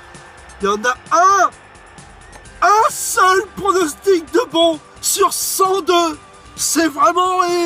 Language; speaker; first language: French; native; French